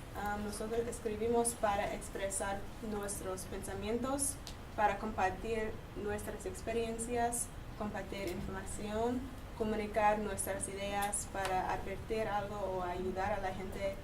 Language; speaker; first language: Spanish; non-native, learner; English